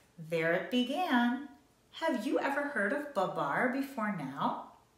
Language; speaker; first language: English; native; English